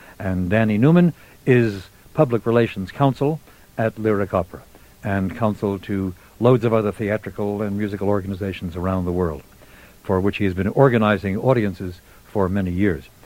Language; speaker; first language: English; native; English